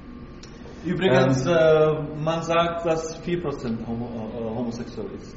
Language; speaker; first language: German; non-native, learner; Slovak